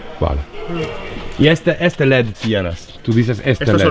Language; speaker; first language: Spanish; non-native, learner; Hungarian